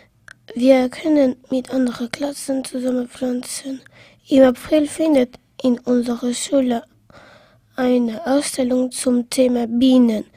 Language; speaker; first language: German; non-native, local second language; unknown